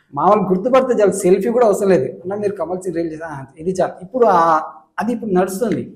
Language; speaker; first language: Telugu; non-native, local second language; Hindi